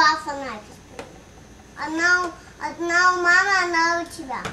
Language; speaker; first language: Russian; early bilingual, heritage; Russian